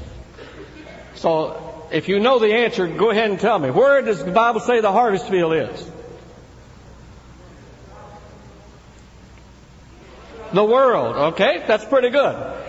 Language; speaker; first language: English; native; English